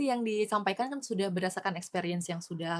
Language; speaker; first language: Indonesian; native; Indonesian